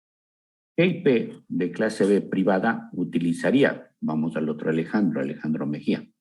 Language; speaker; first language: Spanish; native; Spanish